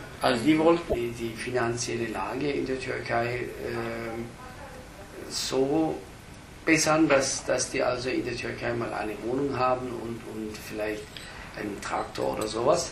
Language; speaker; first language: German; early bilingual, other home language; Turkish